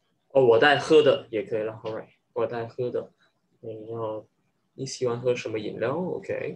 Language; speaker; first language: Chinese; non-native, learner; English